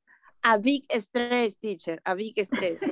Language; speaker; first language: English; non-native, learner; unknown